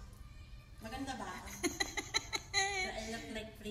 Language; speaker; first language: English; non-native, learner; Filipino